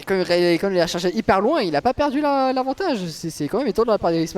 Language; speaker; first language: French; native; French